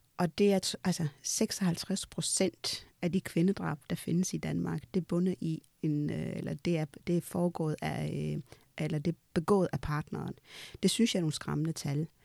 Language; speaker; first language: Danish; early bilingual, other home language; Amharic